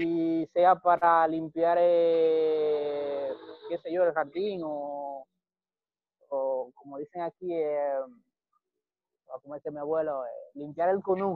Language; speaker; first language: Spanish; native; Spanish